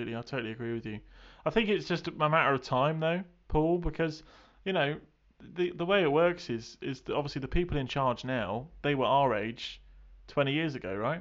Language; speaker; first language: English; native; English